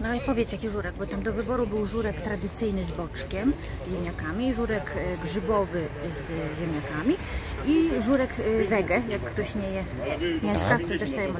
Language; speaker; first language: Polish; native; Polish